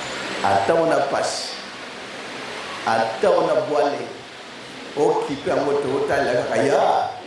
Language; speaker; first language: Portuguese; non-native, learner; Lingala